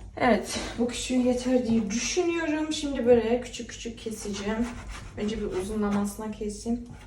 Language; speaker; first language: Turkish; early bilingual, heritage; Turkish